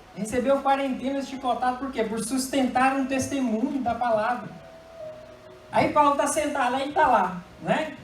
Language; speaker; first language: Portuguese; native; Portuguese